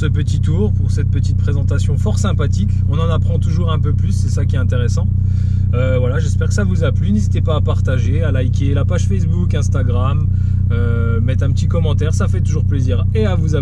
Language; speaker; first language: French; native; French